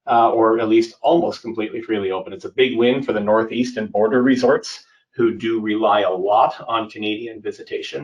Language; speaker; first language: English; native; English